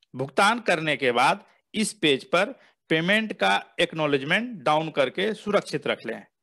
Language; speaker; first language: Hindi; native; Hindi